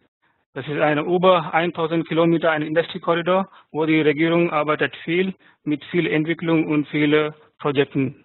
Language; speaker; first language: German; non-native, fluent; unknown